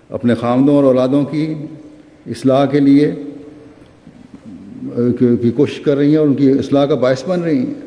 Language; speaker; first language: Urdu; native; Urdu